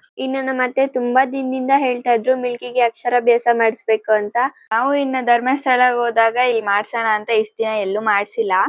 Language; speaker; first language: Kannada; non-native, local second language; Telugu